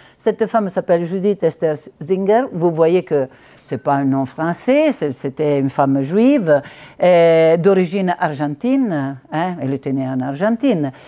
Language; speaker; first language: French; non-native, fluent; Italian